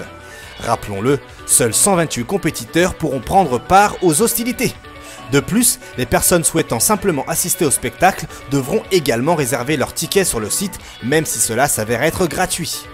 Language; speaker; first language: French; native; French